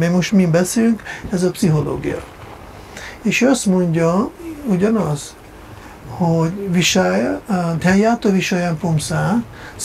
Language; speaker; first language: Hungarian; non-native, fluent; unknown